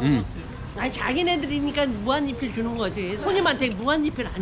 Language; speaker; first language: Korean; native; Korean